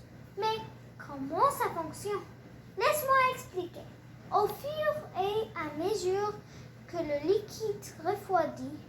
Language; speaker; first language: French; non-native, learner; English